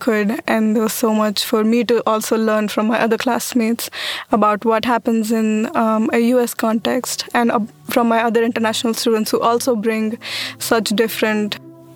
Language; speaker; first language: English; non-native, local second language; Marathi